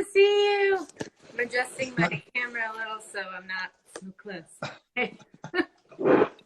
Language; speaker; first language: English; non-native, fluent; Spanish